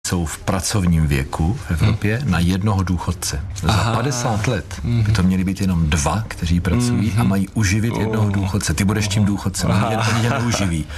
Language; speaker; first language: Czech; native; Czech